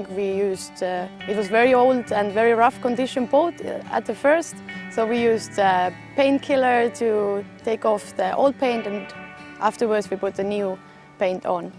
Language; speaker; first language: English; non-native, learner; Estonian